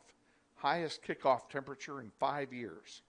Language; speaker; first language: English; native; English